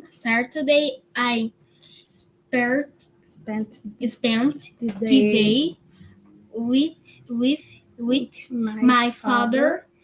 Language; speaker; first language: English; non-native, learner; Portuguese